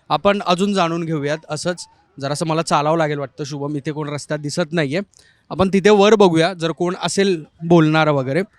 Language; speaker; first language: Marathi; native; Marathi